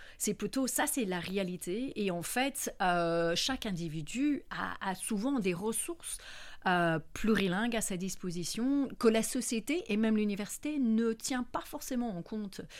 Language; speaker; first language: French; non-native, fluent; English